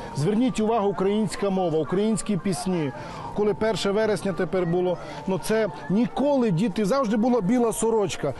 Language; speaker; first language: Ukrainian; non-native, local second language; Romany